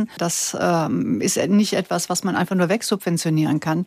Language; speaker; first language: German; native; German